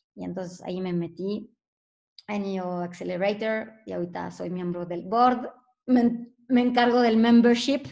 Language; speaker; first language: Spanish; native; Spanish